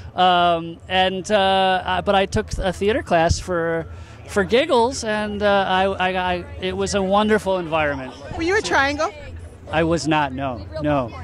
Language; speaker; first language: English; native; English